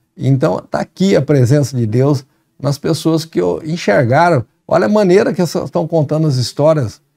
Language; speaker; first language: Portuguese; native; Portuguese